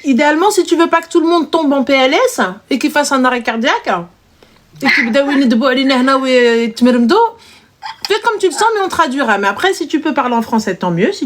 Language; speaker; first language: French; early bilingual, other home language; Arabic